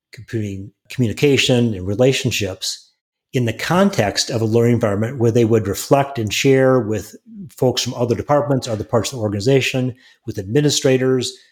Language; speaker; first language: English; native; English